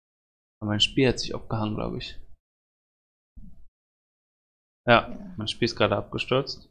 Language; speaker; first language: German; native; German